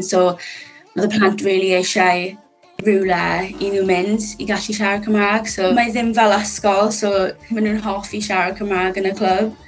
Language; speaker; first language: Welsh; non-native, local second language; English